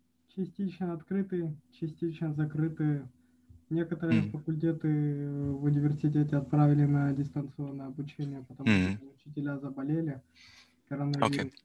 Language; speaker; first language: Russian; native; Russian